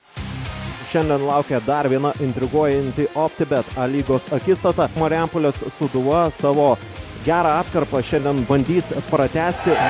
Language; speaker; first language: Lithuanian; native; Lithuanian